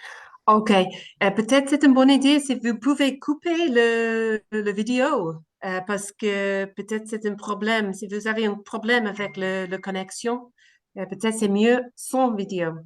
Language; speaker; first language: French; non-native, learner; English